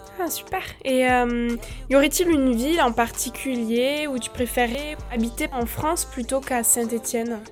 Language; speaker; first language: French; native; French